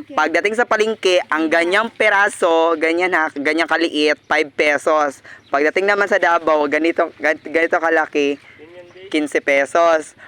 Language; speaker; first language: Filipino; non-native, local second language; Cebuano